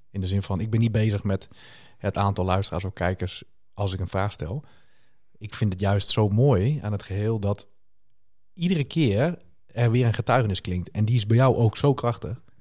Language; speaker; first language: Dutch; native; Dutch